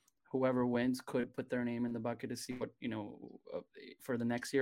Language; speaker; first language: English; native; English